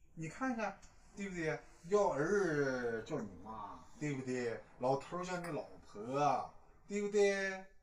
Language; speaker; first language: Chinese; native; Chinese